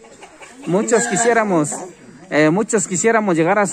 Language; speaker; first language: Spanish; native; Spanish